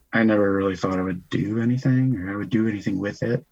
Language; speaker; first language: English; native; English